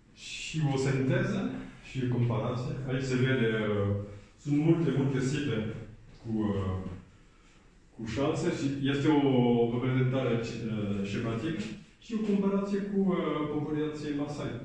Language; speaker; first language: Romanian; non-native, learner; French